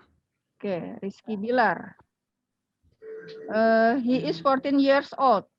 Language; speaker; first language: English; non-native, fluent; Indonesian